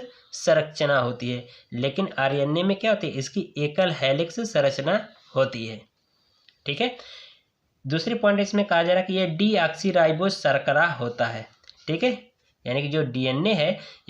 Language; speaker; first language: Hindi; native; Hindi